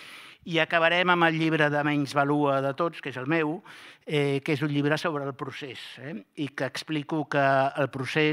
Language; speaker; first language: Catalan; native; Catalan